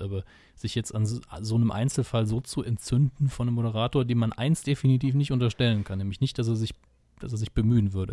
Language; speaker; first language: German; native; German